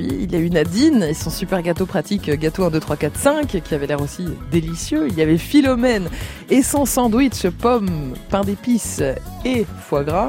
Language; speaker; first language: French; native; French